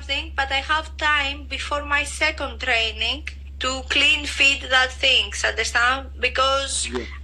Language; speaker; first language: English; non-native, learner; Greek